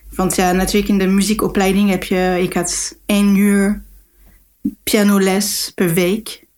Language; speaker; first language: Dutch; non-native, fluent; French